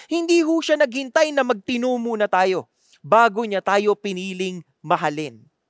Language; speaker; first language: Filipino; native; Filipino